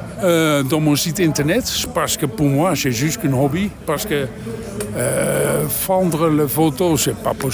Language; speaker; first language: French; non-native, learner; Dutch